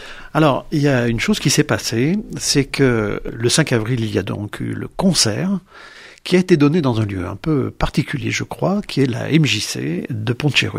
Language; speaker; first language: French; native; French